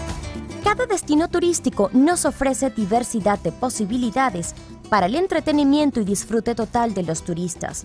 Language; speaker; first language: Spanish; native; Spanish